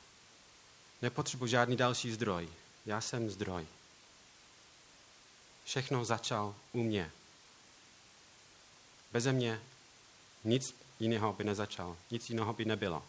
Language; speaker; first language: Czech; non-native, learner; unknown